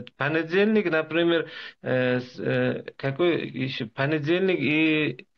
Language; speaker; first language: Russian; non-native, local second language; Uzbek